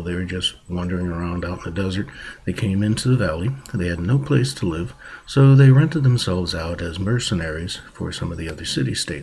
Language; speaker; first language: English; native; English